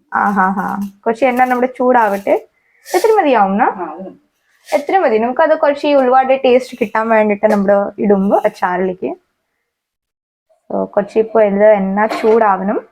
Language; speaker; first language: Malayalam; non-native, learner; Hindi